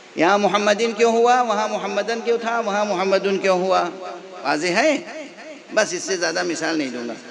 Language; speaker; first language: Urdu; native; Urdu